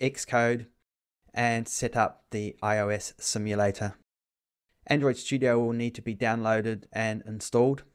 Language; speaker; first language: English; native; English